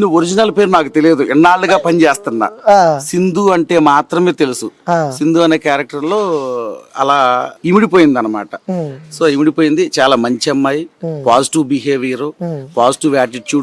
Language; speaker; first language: Telugu; native; Telugu